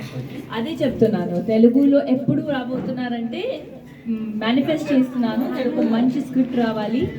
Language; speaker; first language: Telugu; non-native, local second language; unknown